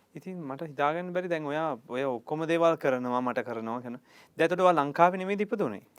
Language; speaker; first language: Sinhala; native; Sinhala